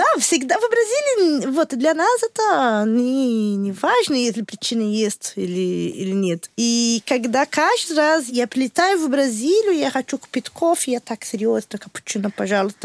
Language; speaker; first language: Russian; non-native, learner; Portuguese